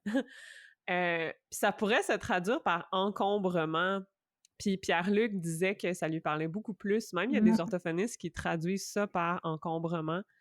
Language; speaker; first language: French; native; French